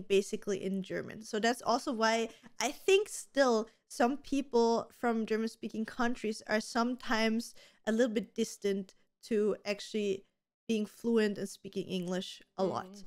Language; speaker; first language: English; non-native, fluent; German